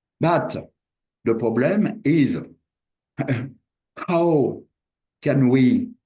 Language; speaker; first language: English; non-native, fluent; French